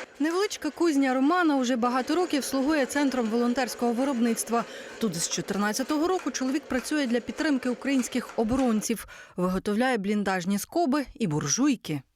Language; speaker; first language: Ukrainian; native; Ukrainian